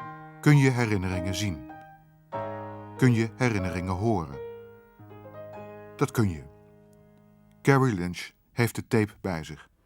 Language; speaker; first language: Dutch; native; Dutch